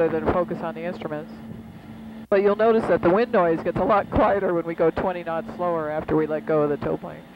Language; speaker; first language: English; native; English